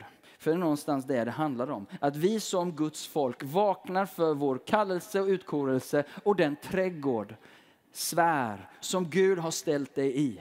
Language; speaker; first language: Swedish; native; Swedish